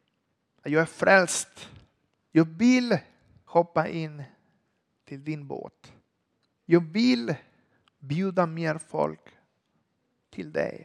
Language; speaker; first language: Swedish; non-native, learner; Spanish